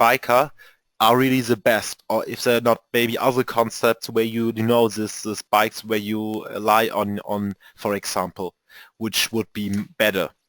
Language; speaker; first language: English; non-native, fluent; German